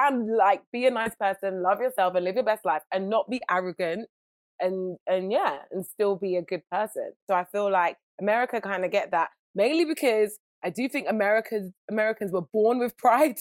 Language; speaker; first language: English; native; English